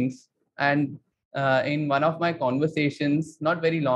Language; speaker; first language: English; non-native, local second language; Hindi